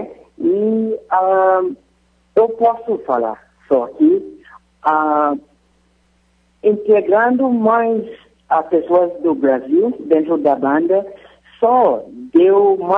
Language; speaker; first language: Portuguese; non-native, fluent; Yoruba